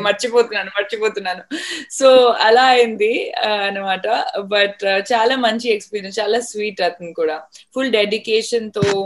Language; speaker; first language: Telugu; non-native, fluent; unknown